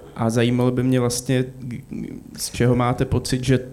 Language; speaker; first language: Czech; native; Czech